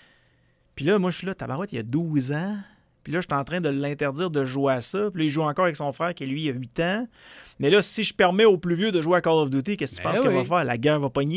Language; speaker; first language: French; native; French